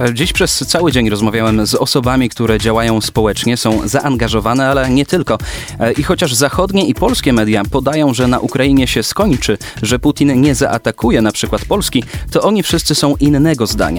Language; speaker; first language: Polish; native; Polish